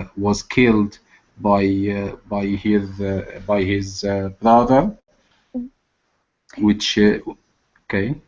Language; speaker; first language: English; non-native, learner; Arabic